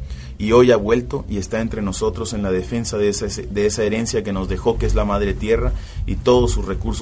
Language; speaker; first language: Spanish; native; Spanish